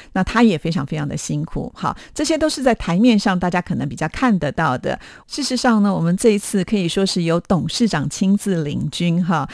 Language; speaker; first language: Chinese; native; Chinese